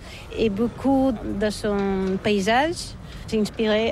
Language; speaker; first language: French; non-native, learner; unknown